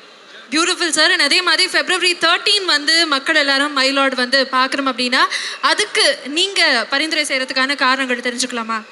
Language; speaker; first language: Tamil; native; Tamil